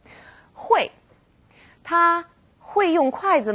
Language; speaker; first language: Chinese; non-native, fluent; English